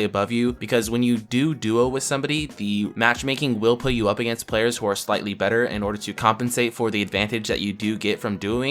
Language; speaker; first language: English; native; English